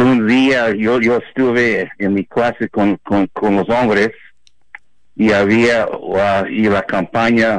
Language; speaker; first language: Spanish; non-native, fluent; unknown